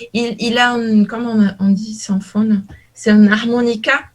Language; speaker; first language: French; non-native, learner; Portuguese